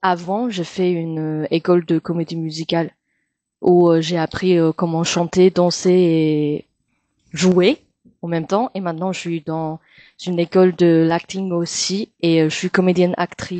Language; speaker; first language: French; non-native, fluent; Chinese